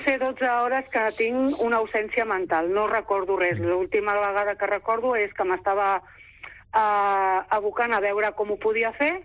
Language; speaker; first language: Catalan; non-native, local second language; Spanish